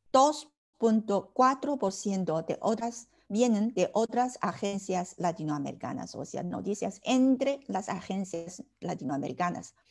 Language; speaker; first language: Spanish; non-native, fluent; Chinese